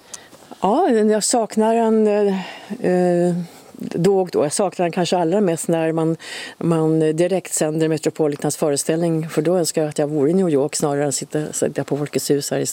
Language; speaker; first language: Swedish; native; Swedish